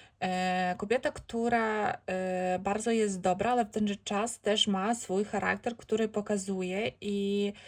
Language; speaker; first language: Polish; non-native, learner; Ukrainian